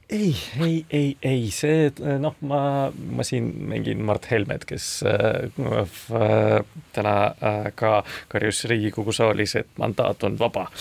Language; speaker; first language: Estonian; non-native, local second language; Russian